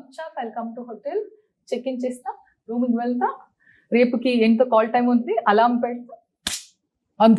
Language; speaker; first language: Telugu; non-native, learner; Kannada